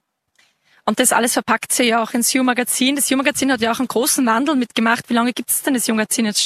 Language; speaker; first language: German; native; German